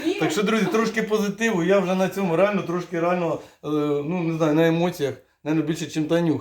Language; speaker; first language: Ukrainian; native; Ukrainian